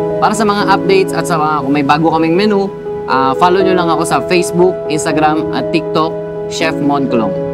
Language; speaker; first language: Filipino; native; Filipino